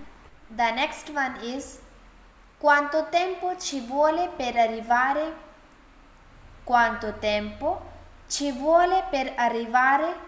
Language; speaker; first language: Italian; non-native, fluent; Urdu